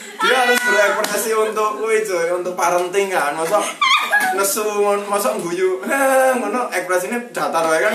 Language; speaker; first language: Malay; non-native, local second language; Javanese